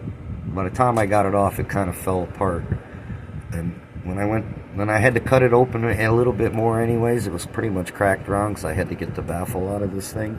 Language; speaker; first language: English; native; English